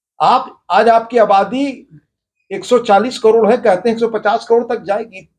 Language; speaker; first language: Hindi; native; Hindi